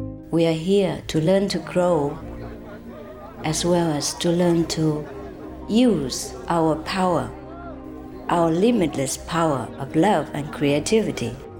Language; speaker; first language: English; non-native, fluent; Vietnamese